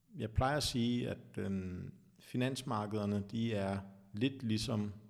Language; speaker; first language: Danish; native; Danish